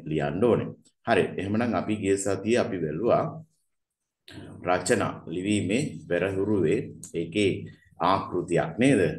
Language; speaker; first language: Sinhala; non-native, local second language; Tamil